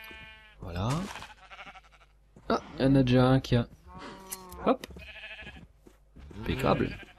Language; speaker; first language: French; native; French